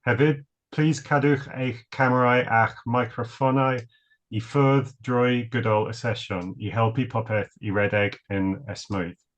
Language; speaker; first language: Welsh; non-native, learner; English